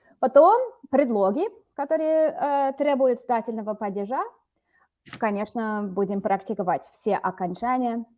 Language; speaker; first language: Russian; non-native, fluent; English